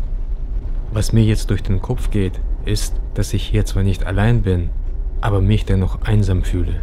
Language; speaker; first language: German; early bilingual, other home language; Russian